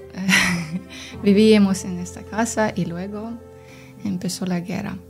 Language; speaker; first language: Spanish; non-native, learner; Ukrainian